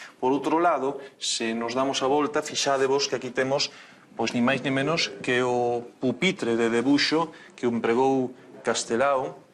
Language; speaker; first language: Galician; native; Galician